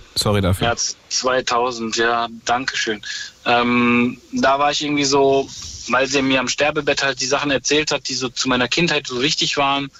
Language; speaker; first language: German; native; German